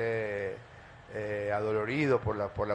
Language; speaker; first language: Spanish; native; Spanish